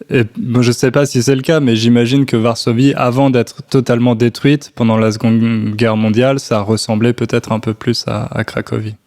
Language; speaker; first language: French; native; French